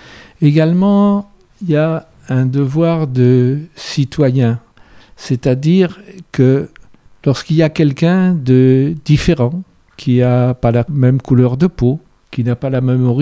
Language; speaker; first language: French; native; French